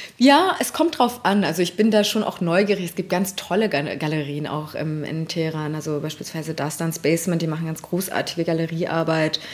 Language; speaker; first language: German; early bilingual, other home language; Persian